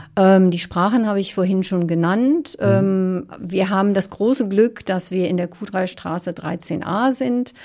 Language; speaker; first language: German; native; German